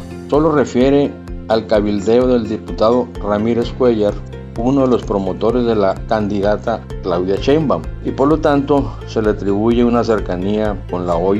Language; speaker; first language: Spanish; native; Spanish